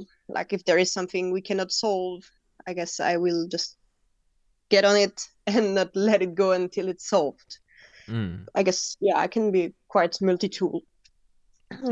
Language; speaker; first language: English; non-native, fluent; French